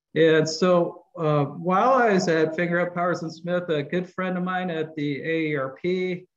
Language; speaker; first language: English; native; English